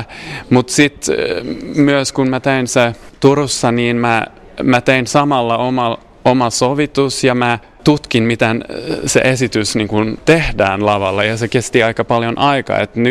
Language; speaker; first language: Finnish; non-native, fluent; Swedish